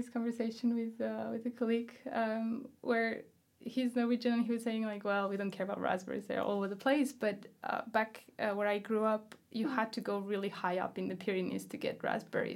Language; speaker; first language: English; non-native, fluent; Spanish